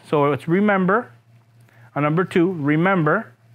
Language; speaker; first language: English; early bilingual, other home language; Spanish